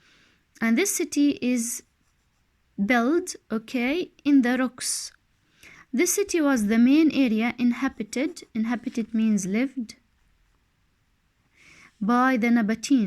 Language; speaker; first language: English; non-native, fluent; Arabic